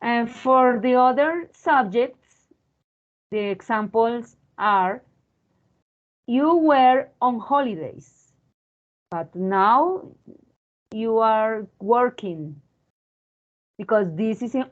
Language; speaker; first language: English; non-native, learner; Spanish